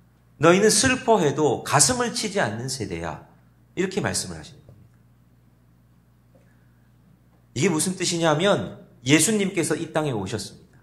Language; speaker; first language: Korean; native; Korean